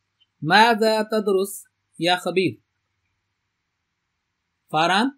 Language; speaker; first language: Arabic; non-native, fluent; Urdu